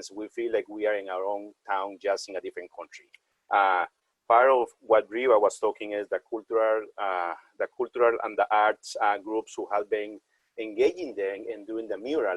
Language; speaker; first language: English; non-native, fluent; Spanish